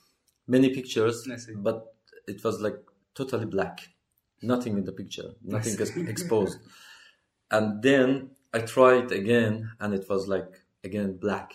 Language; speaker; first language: English; non-native, learner; Persian